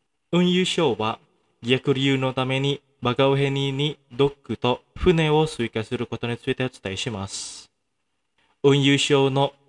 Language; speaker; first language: Japanese; non-native, fluent; Indonesian